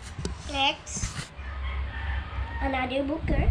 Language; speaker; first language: English; non-native, local second language; Filipino